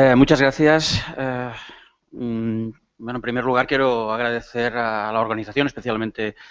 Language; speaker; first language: Spanish; non-native, local second language; Catalan